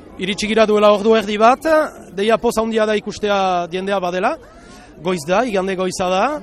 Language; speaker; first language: Basque; non-native, local second language; French